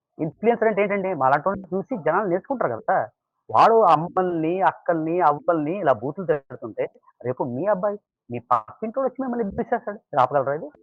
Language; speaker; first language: Telugu; native; Telugu